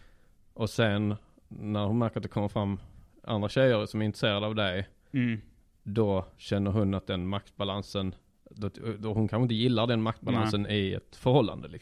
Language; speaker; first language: Swedish; native; Swedish